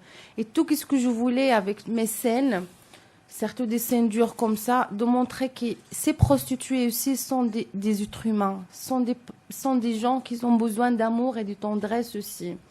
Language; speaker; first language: French; non-native, local second language; Arabic